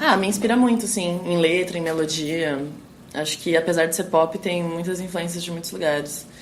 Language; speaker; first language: Portuguese; native; Portuguese